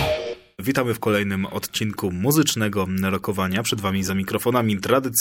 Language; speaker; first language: Polish; native; Polish